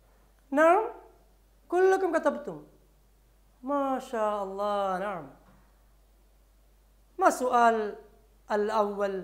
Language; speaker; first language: Arabic; non-native, fluent; Malayalam